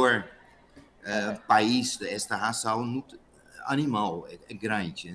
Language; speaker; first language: Portuguese; non-native, fluent; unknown